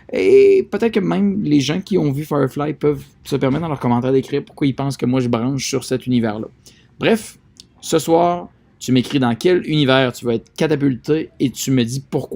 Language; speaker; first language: French; native; French